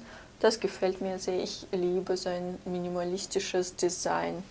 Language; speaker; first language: German; non-native, fluent; Russian